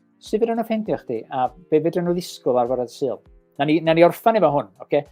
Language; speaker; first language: Welsh; native; Welsh